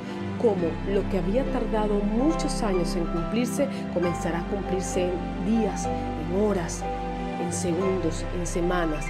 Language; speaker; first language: Spanish; native; Spanish